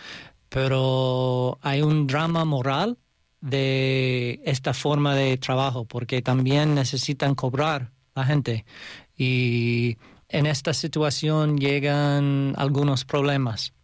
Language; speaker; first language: Spanish; non-native, learner; English